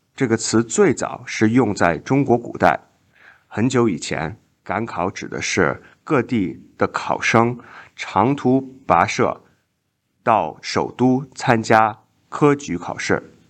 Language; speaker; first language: Chinese; non-native, learner; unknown